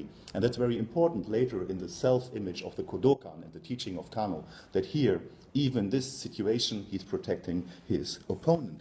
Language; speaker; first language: English; non-native, fluent; German